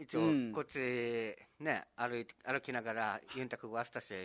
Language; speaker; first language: Japanese; native; Japanese